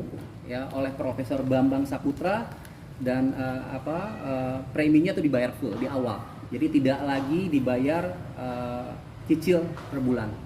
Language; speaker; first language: Indonesian; native; Indonesian